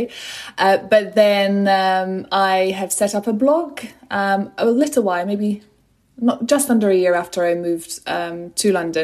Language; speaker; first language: English; non-native, fluent; Polish